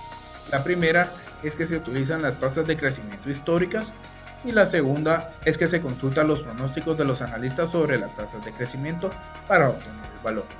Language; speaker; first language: Spanish; native; Spanish